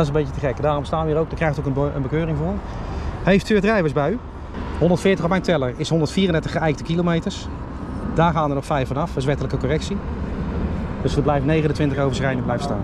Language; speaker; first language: Dutch; native; Dutch